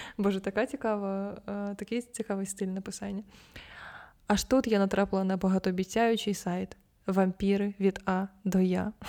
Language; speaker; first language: Ukrainian; non-native, local second language; Russian